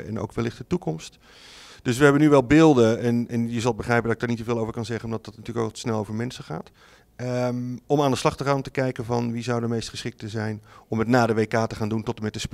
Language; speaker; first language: Dutch; native; Dutch